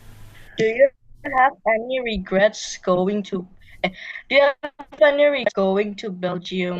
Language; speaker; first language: English; non-native, learner; Indonesian